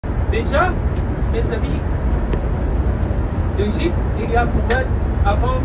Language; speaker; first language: French; non-native, learner; Arabic